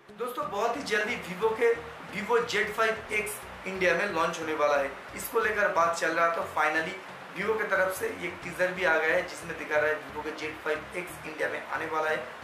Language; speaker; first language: Hindi; non-native, local second language; Bangla